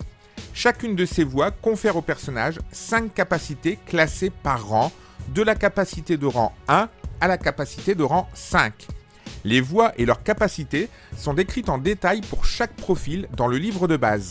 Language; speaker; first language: French; native; French